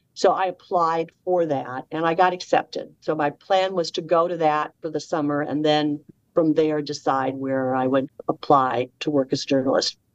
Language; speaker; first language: English; native; English